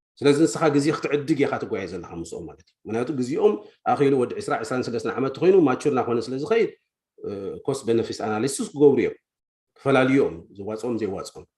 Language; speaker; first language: Tigrinya; native; Tigrinya